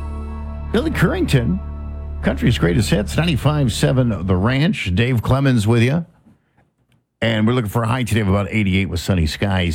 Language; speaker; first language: English; native; English